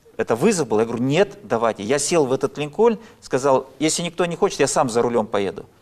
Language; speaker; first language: Russian; native; Russian